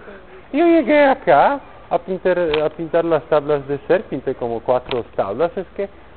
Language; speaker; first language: Spanish; non-native, learner; Polish